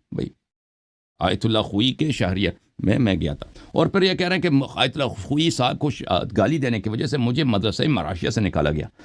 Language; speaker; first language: Urdu; early bilingual, heritage; Urdu